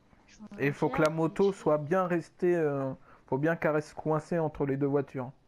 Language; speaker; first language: French; native; French